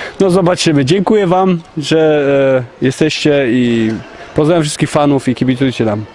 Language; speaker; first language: Polish; early bilingual, heritage; Polish